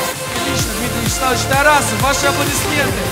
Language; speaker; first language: Russian; native; Russian